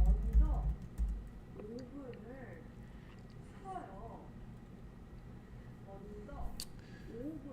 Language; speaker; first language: Korean; non-native, fluent; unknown